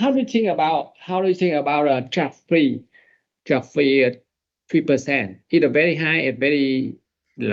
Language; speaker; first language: English; non-native, learner; Vietnamese